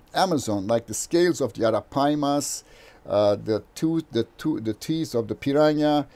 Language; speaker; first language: English; non-native, fluent; Portuguese